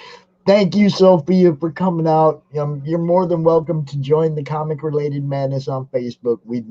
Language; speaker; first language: English; native; English